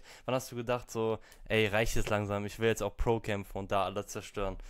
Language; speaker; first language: German; native; German